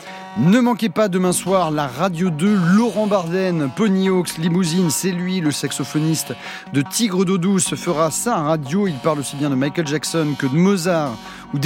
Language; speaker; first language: French; native; French